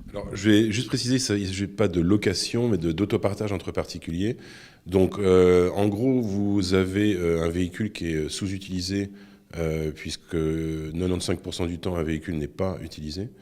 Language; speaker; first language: French; native; French